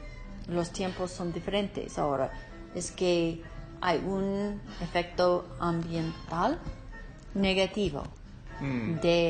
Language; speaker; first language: Spanish; non-native, learner; English